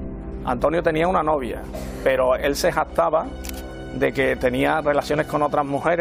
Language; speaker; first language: Spanish; native; Spanish